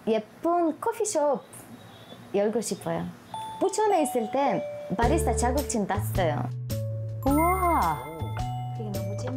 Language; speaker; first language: Korean; non-native, learner; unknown